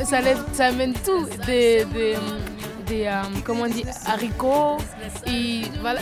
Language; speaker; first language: French; non-native, fluent; Kabuverdianu